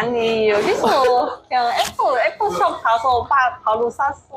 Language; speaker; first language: Korean; non-native, learner; Chinese